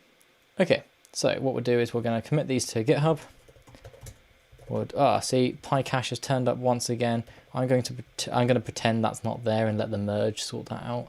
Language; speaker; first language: English; native; English